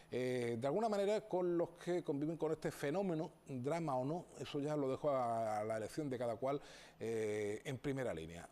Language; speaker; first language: Spanish; native; Spanish